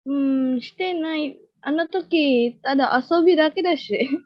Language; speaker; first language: Japanese; non-native, learner; Indonesian